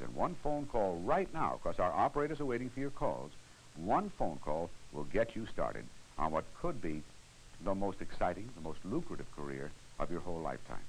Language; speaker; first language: English; native; English